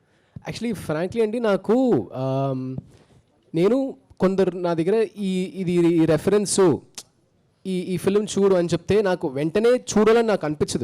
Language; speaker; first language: Telugu; early bilingual, heritage; Telugu